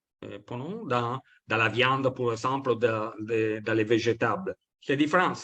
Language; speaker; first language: French; non-native, learner; Italian